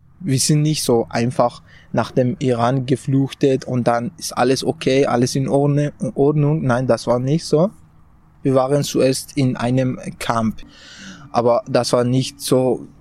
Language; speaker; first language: German; non-native, fluent; Persian